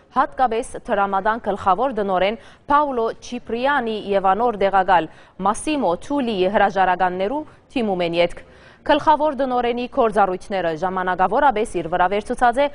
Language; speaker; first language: Armenian; early bilingual, heritage; Armenian